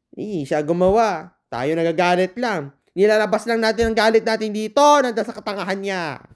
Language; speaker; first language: Filipino; non-native, local second language; Iloko